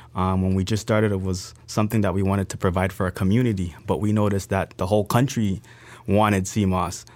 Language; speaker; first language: English; native; English